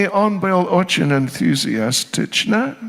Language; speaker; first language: Russian; non-native, learner; English